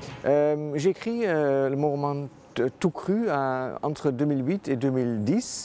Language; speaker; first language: French; non-native, fluent; Dutch